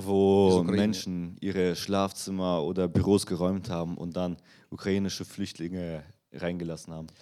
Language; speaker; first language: German; non-native, fluent; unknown